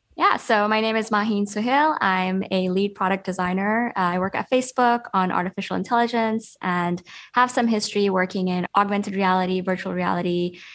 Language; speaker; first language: English; early bilingual, other home language; Urdu